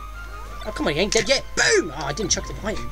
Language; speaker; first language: English; native; English